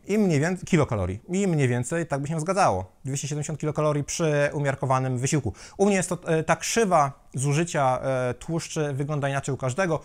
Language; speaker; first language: Polish; native; Polish